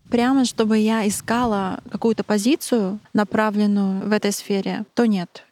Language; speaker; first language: Russian; native; Russian